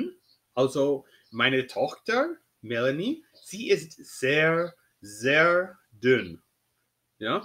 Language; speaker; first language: German; non-native, fluent; English